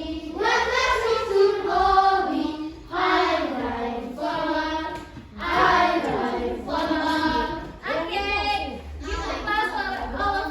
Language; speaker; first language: English; non-native, fluent; Indonesian